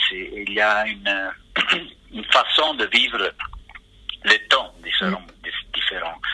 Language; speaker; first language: French; non-native, fluent; Italian